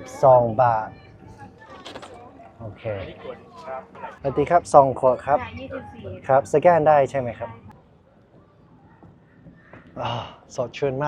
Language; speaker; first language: Thai; non-native, learner; English